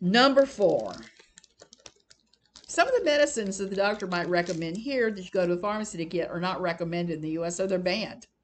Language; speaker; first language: English; native; English